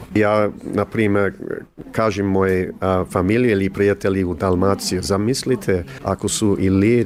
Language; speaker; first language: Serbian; early bilingual, heritage; English